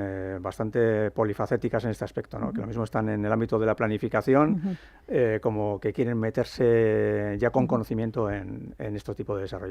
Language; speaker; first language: Spanish; native; Spanish